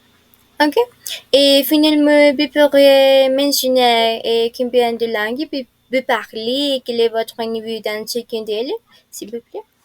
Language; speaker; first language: French; non-native, fluent; Spanish